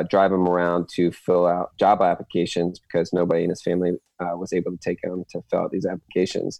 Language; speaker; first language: English; native; English